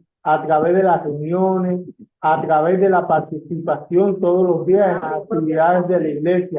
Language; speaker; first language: Spanish; native; Spanish